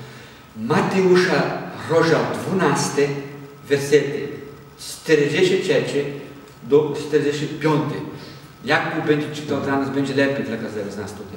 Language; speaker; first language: Polish; non-native, learner; Portuguese